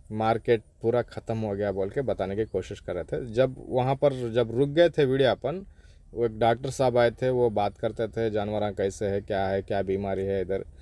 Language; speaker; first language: Hindi; non-native, local second language; Urdu